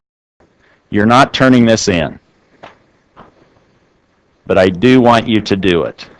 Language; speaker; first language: English; native; English